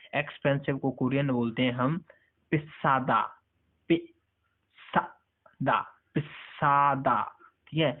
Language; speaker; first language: Hindi; native; Hindi